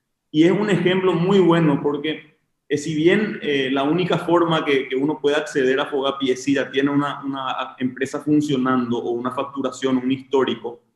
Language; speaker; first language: Spanish; native; Spanish